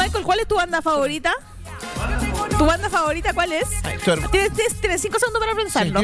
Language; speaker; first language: Spanish; native; Spanish